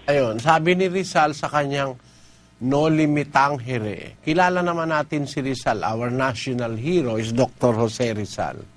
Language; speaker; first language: Filipino; native; Filipino